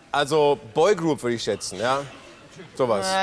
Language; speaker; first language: German; native; German